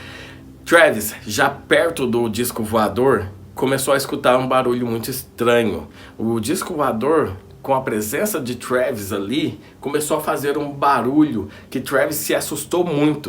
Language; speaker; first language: Portuguese; native; Portuguese